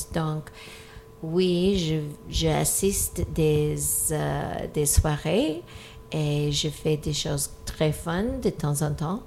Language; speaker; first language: French; non-native, fluent; English